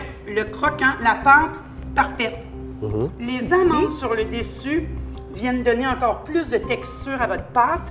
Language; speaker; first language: French; native; French